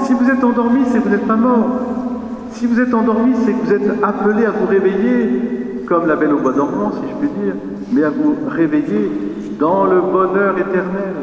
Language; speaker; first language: French; native; French